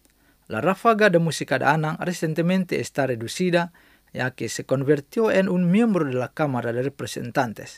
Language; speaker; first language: Spanish; non-native, fluent; Indonesian